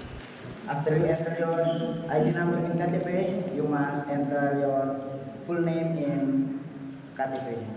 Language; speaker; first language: English; non-native, learner; Indonesian